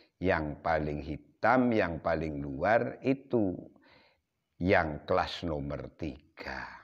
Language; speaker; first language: Indonesian; non-native, local second language; Javanese